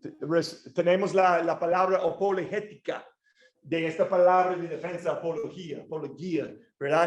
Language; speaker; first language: Spanish; non-native, fluent; English